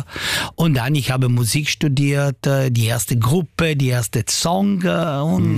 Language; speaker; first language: German; non-native, local second language; Italian